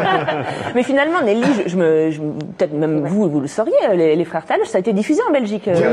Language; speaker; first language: French; native; French